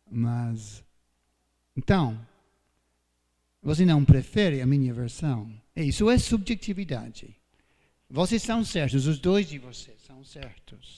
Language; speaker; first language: Portuguese; non-native, fluent; English